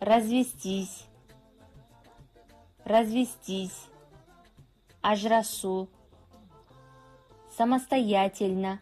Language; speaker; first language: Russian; non-native, fluent; Kazakh